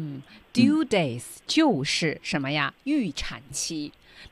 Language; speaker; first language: Chinese; native; Chinese